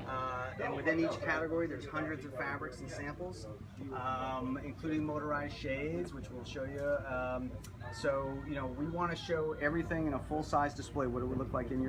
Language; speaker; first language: English; native; English